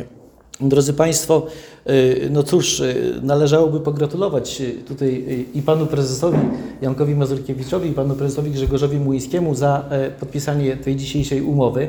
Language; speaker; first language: Polish; native; Polish